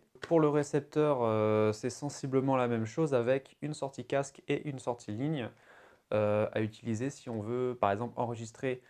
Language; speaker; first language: French; native; French